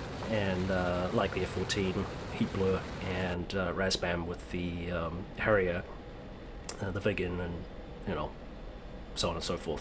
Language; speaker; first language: English; native; English